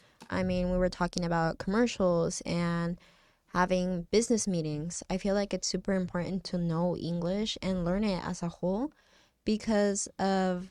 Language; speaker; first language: English; non-native, fluent; Spanish